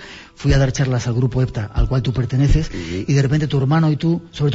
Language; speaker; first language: Spanish; native; Spanish